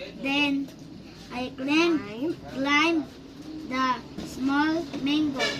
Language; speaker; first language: English; non-native, learner; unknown